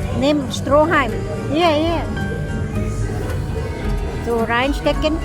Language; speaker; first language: German; non-native, learner; Thai